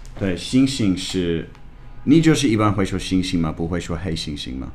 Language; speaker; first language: Chinese; non-native, fluent; English